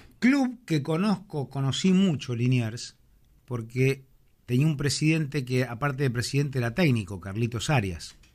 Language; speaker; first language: Spanish; native; Spanish